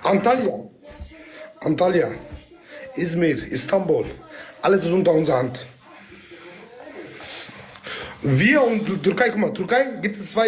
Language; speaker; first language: German; non-native, local second language; Kurdish